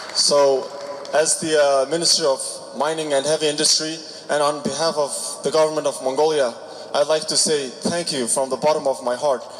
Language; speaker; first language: English; non-native, fluent; Mongolian